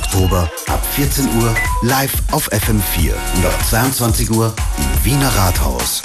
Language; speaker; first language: German; native; German